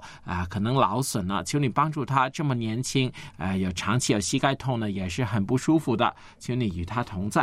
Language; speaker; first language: Chinese; native; Chinese